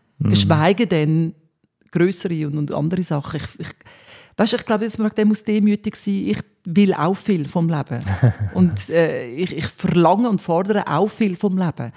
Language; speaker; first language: German; early bilingual, other home language; Swiss German